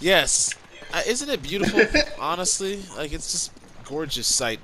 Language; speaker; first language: English; native; English